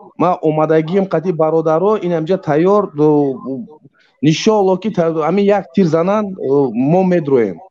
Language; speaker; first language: Tajik; native; Tajik